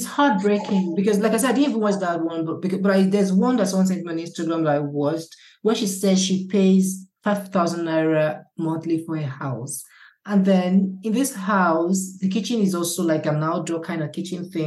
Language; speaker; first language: English; non-native, local second language; Igbo